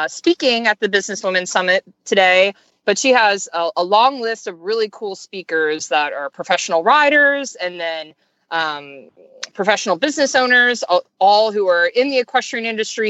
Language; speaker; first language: English; native; English